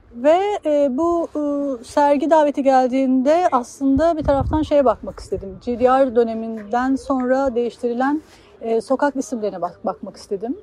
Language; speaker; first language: Turkish; native; Turkish